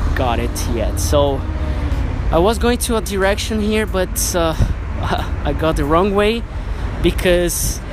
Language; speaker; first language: English; non-native, fluent; Portuguese